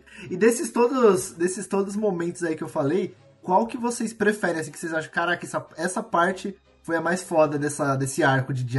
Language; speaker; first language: Portuguese; native; Portuguese